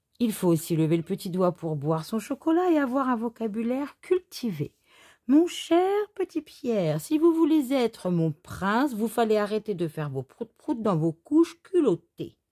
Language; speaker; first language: French; native; French